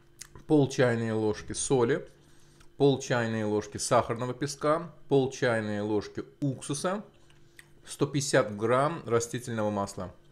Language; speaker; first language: Russian; non-native, local second language; Azerbaijani